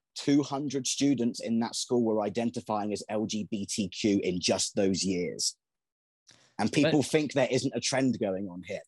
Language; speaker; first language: English; native; English